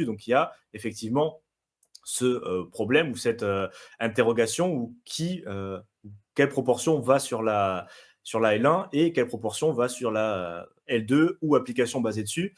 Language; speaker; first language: French; native; French